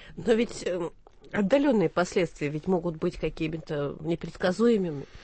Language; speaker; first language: Russian; native; Russian